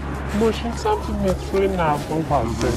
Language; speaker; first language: Persian; native; Persian